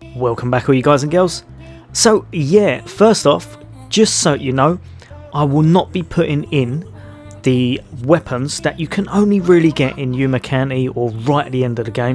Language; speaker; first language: English; native; English